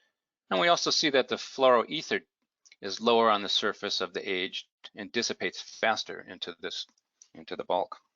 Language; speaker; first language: English; native; English